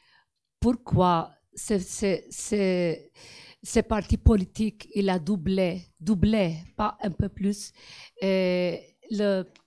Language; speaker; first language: French; non-native, fluent; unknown